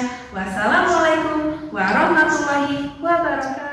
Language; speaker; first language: Indonesian; native; Indonesian